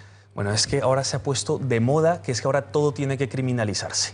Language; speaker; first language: Spanish; native; Spanish